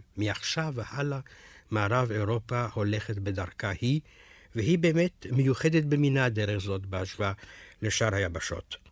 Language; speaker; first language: Hebrew; non-native, fluent; Romanian